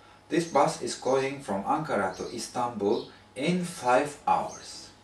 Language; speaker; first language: English; non-native, fluent; Turkish